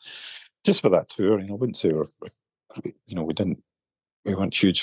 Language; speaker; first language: English; native; English